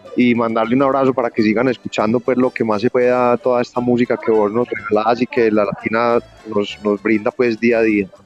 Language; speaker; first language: Spanish; native; Spanish